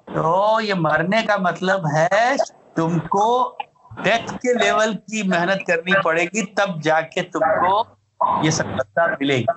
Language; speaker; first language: Hindi; native; Hindi